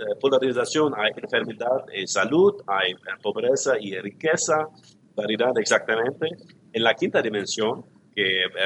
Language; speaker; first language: Spanish; non-native, learner; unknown